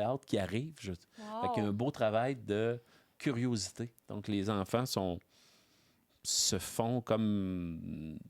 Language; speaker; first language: French; native; French